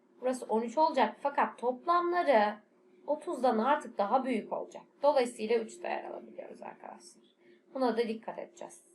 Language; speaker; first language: Turkish; native; Turkish